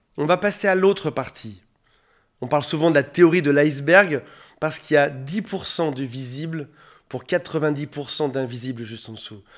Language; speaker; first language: French; native; French